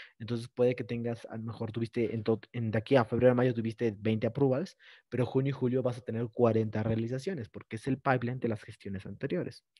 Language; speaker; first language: Spanish; native; Spanish